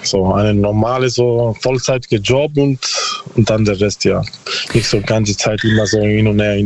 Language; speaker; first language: German; non-native, learner; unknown